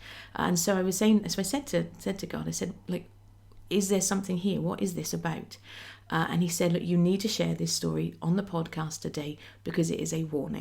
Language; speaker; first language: English; native; English